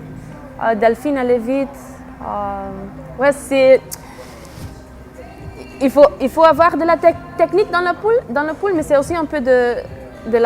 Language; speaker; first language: French; non-native, fluent; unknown